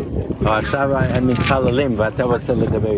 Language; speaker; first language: Hebrew; non-native, learner; English